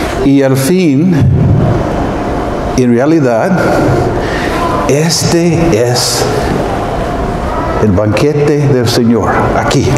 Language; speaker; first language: Spanish; non-native, fluent; English